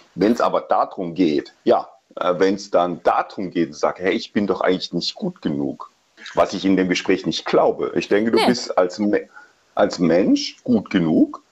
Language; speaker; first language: German; native; German